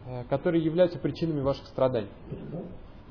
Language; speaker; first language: Russian; native; Russian